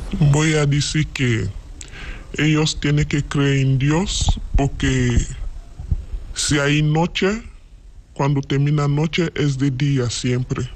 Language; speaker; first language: Spanish; non-native, learner; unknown